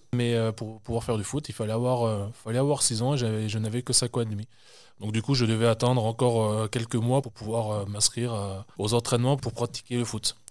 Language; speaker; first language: French; native; French